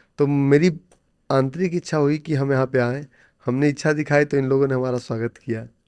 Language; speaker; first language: Hindi; native; Hindi